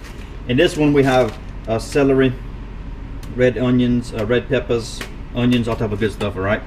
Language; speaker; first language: English; native; English